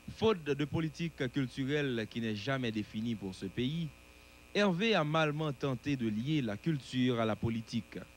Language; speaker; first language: French; non-native, local second language; Haitian Creole